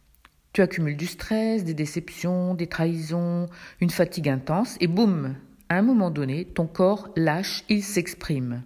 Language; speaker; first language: French; native; French